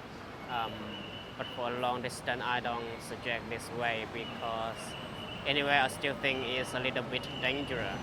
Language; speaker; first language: English; non-native, fluent; Chinese